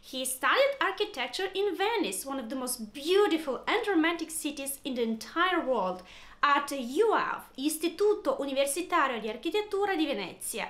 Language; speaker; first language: English; non-native, fluent; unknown